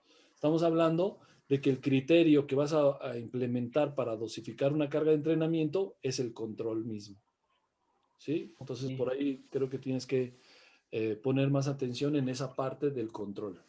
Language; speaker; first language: Spanish; native; Spanish